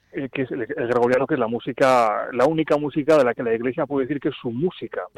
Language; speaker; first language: Spanish; native; Spanish